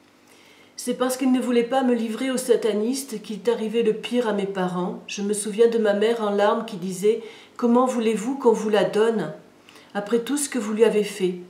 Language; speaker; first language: French; native; French